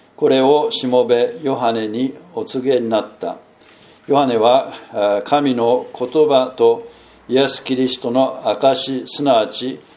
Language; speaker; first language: Japanese; non-native, fluent; English